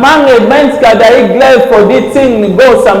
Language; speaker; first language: Swedish; non-native, learner; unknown